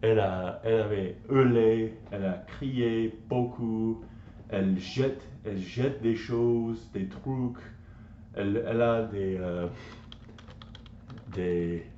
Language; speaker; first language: French; non-native, learner; English